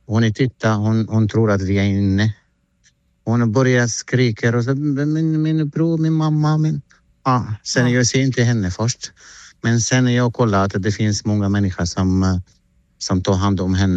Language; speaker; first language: Swedish; non-native, learner; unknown